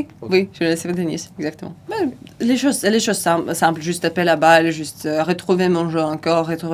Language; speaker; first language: French; non-native, fluent; Russian